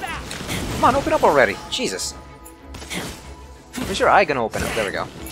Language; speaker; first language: English; native; English